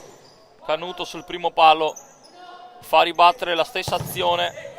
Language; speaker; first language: Italian; native; Italian